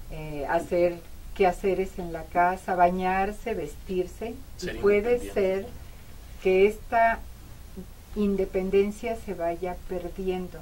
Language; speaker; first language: Spanish; native; Spanish